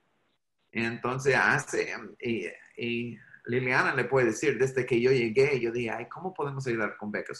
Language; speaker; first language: Spanish; non-native, fluent; English